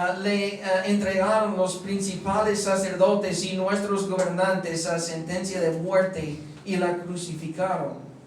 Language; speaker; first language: Spanish; non-native, fluent; English